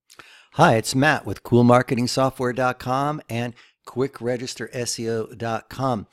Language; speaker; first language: English; native; English